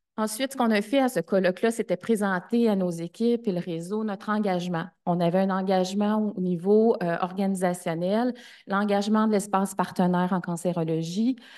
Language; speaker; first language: French; native; French